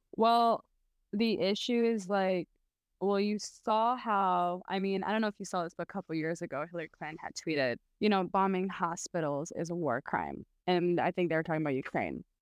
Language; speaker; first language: English; early bilingual, other home language; Arabic